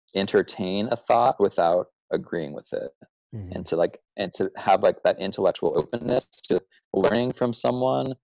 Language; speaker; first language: English; native; English